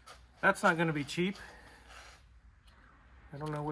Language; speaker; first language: English; native; English